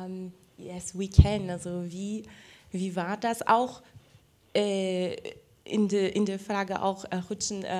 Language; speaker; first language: German; non-native, fluent; Portuguese